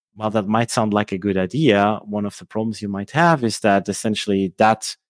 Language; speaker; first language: English; non-native, fluent; Swiss German